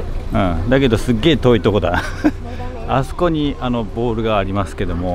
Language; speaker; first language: Japanese; native; Japanese